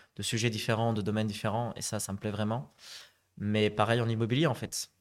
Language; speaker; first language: French; native; French